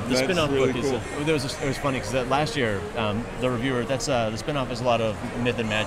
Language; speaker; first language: English; native; English